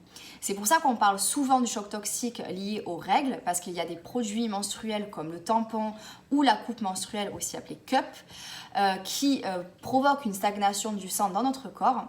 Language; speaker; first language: French; native; French